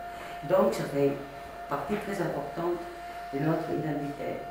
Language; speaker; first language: French; non-native, fluent; Greek